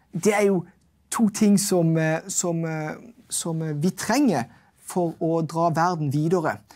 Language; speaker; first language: Norwegian; native; Norwegian